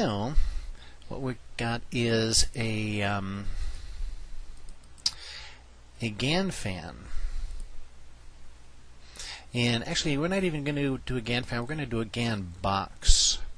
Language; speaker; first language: English; native; English